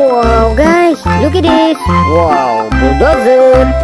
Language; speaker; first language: English; non-native, learner; Indonesian